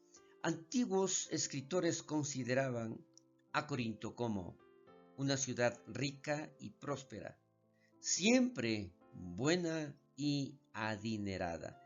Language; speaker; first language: Spanish; native; Spanish